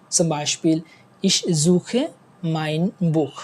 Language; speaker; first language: German; non-native, fluent; Bangla